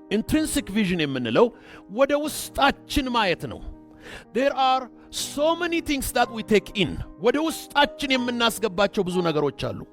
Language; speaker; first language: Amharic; non-native, local second language; Oromo